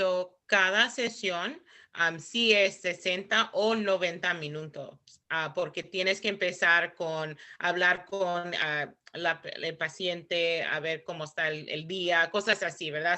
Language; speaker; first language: Spanish; early bilingual, heritage; Spanish